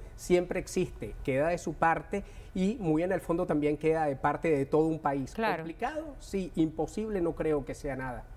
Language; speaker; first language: Spanish; native; Spanish